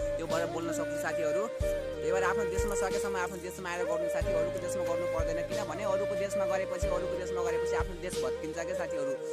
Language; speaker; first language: Nepali; native; Nepali